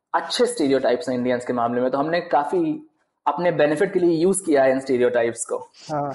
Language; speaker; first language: Hindi; native; Hindi